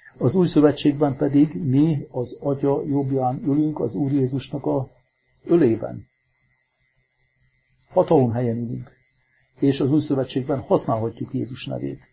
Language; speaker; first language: Hungarian; native; Hungarian